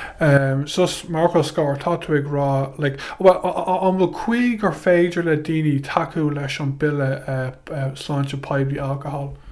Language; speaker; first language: Irish; non-native, local second language; English